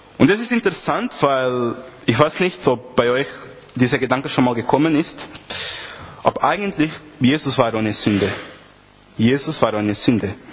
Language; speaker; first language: German; non-native, fluent; Portuguese